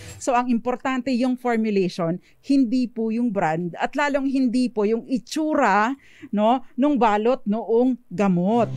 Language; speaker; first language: Filipino; native; Filipino